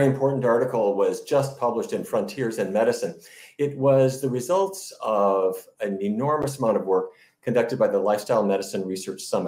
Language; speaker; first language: English; native; English